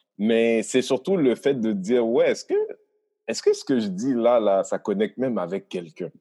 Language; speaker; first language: French; early bilingual, other home language; Haitian Creole